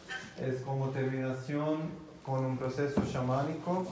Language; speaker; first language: Spanish; non-native, fluent; Croatian